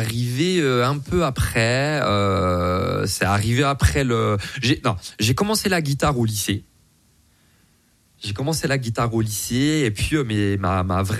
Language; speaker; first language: French; native; French